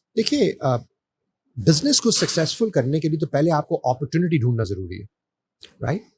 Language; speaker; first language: Urdu; native; Urdu